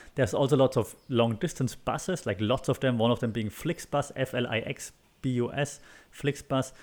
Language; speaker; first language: English; non-native, fluent; German